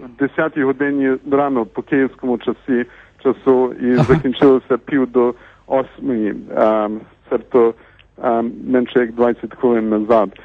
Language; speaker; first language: Ukrainian; early bilingual, heritage; Ukrainian